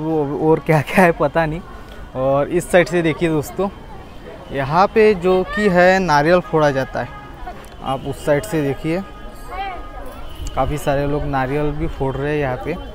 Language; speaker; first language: Hindi; non-native, local second language; Marathi